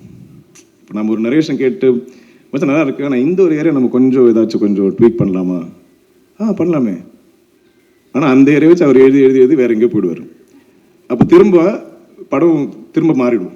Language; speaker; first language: Tamil; non-native, local second language; Malayalam